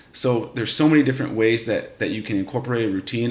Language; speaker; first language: English; native; English